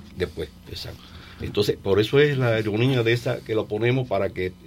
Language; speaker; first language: Spanish; native; Spanish